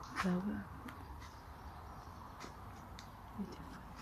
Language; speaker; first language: English; non-native, learner; Thai